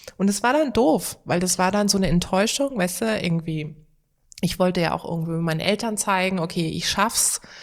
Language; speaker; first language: German; early bilingual, other home language; Turkish